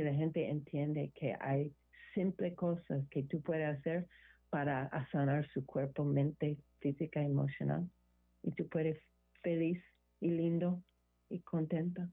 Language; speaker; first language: Spanish; non-native, learner; English